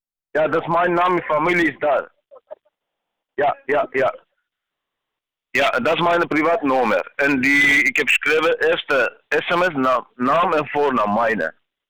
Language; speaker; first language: Dutch; non-native, learner; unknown